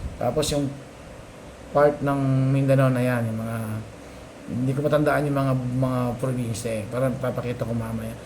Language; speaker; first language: Filipino; native; Filipino